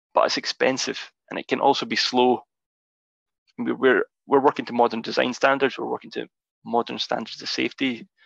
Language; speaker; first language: English; native; English